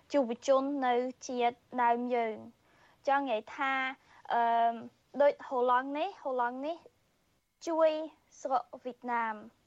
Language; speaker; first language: Khmer; early bilingual, heritage; Khmer